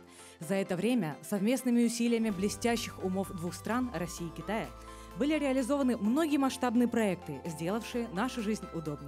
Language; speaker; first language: Russian; native; Russian